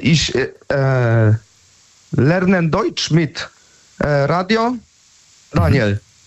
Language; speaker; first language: German; non-native, learner; Polish